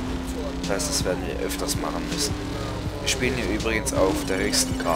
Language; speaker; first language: German; native; German